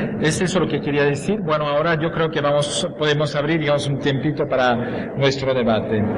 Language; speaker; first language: Spanish; non-native, fluent; French